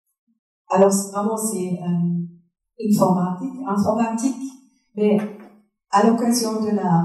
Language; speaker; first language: French; non-native, fluent; German